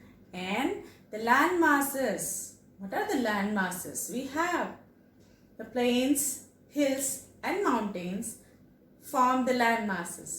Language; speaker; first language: English; non-native, local second language; Telugu